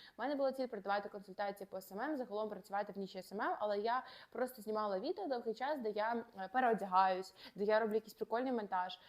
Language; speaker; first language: Ukrainian; native; Ukrainian